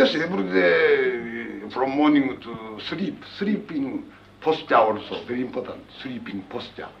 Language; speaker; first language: English; non-native, learner; Japanese